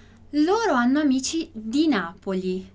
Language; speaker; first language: Italian; non-native, fluent; Portuguese